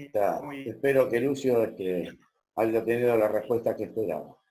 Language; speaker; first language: Spanish; native; Spanish